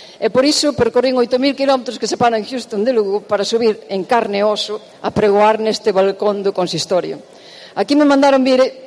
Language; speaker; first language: Galician; native; Galician